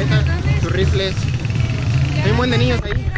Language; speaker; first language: Spanish; native; Spanish